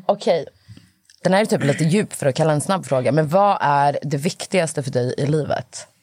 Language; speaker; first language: Swedish; native; Swedish